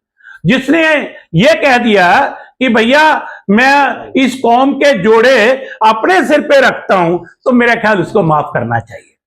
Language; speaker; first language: Hindi; non-native, local second language; Punjabi